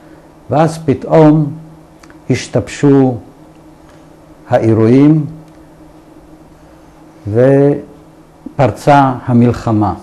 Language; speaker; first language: Hebrew; early bilingual, other home language; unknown